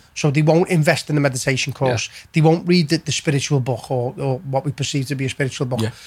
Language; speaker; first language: English; native; English